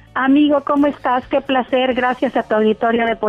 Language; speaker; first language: Spanish; native; Spanish